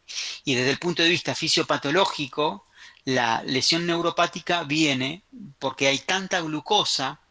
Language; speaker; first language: Spanish; native; Spanish